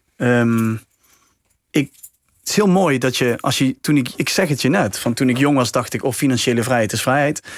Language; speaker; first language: Dutch; native; Dutch